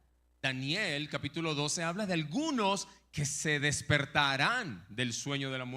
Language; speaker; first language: Spanish; native; Spanish